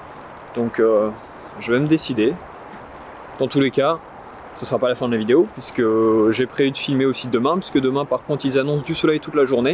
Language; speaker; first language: French; native; French